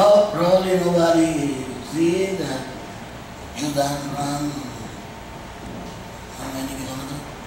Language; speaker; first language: English; non-native, learner; Spanish